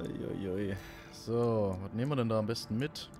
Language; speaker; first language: German; native; German